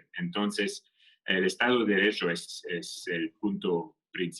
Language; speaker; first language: Spanish; non-native, fluent; French